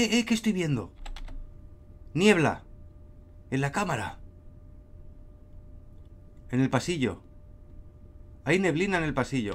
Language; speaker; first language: Spanish; native; Spanish